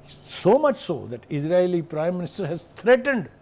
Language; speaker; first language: English; non-native, local second language; Urdu